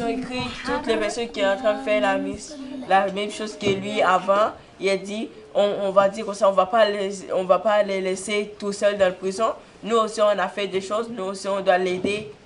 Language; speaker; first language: French; non-native, learner; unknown